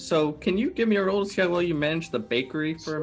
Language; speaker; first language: English; native; English